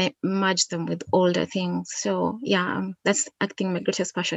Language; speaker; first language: English; non-native, local second language; Gusii